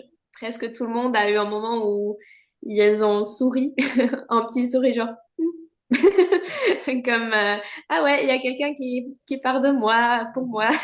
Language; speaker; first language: French; non-native, fluent; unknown